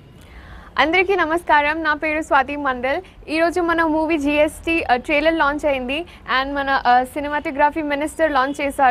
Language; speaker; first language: Telugu; non-native, fluent; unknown